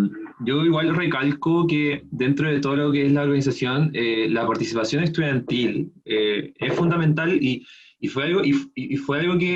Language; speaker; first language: Spanish; native; Spanish